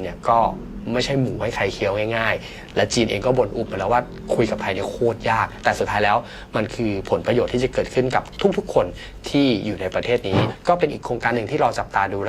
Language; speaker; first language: Thai; native; Thai